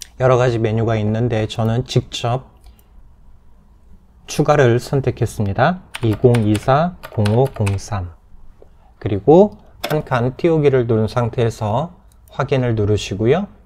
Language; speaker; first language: Korean; native; Korean